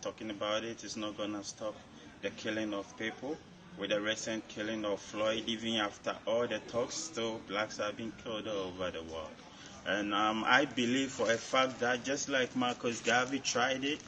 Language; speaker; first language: English; non-native, local second language; Akan